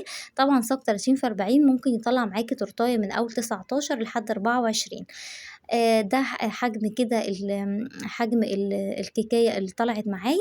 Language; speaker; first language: Arabic; native; Arabic